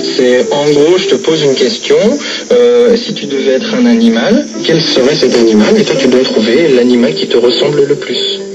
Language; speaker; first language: French; native; French